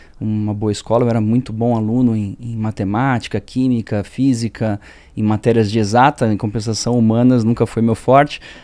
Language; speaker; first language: Portuguese; early bilingual, other home language; French